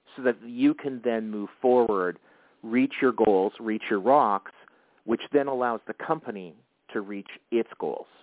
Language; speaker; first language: English; native; English